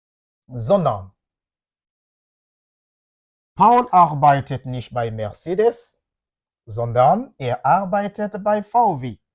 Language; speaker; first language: German; non-native, fluent; French